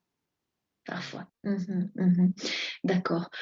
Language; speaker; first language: French; non-native, fluent; Spanish